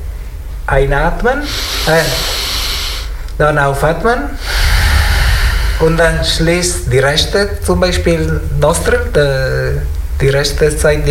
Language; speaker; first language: German; non-native, learner; Italian